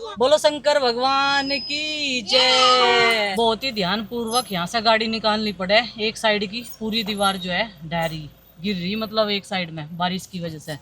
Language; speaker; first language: Hindi; native; Hindi